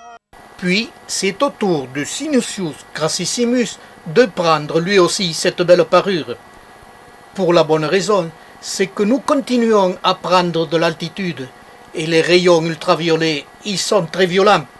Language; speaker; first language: French; native; French